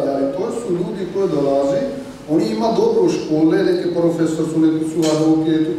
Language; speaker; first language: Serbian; non-native, learner; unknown